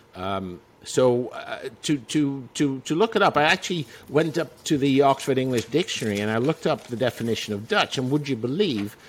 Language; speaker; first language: English; non-native, fluent; Dutch